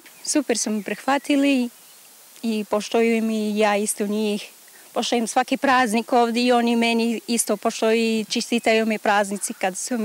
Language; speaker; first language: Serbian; non-native, learner; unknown